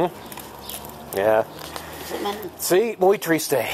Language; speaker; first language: Spanish; non-native, learner; English